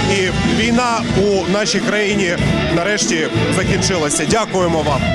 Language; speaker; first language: Ukrainian; native; Ukrainian